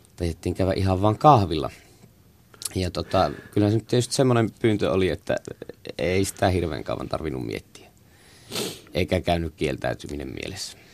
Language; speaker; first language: Finnish; native; Finnish